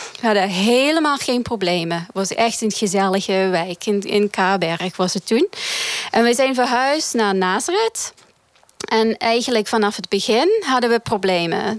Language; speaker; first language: Dutch; non-native, fluent; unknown